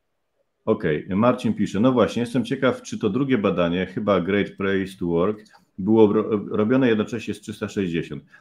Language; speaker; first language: Polish; native; Polish